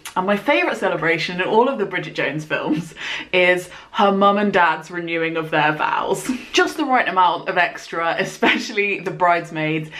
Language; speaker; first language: English; native; English